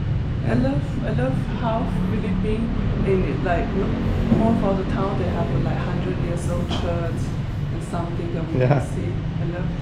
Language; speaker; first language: English; non-native, learner; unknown